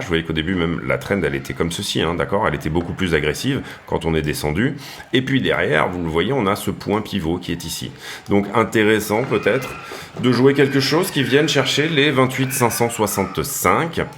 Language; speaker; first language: French; native; French